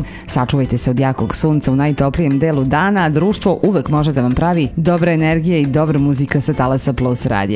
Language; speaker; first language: Serbian; native; Serbian